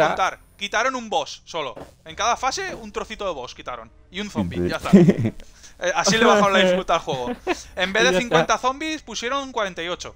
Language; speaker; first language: Spanish; native; Spanish